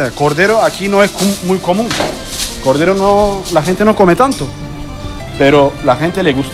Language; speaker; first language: Spanish; non-native, learner; Turkish